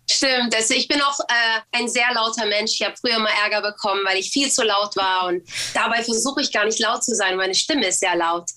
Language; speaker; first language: German; early bilingual, other home language; Albanian